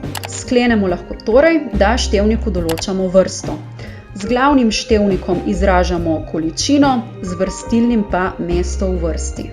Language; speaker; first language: Slovenian; native; Slovenian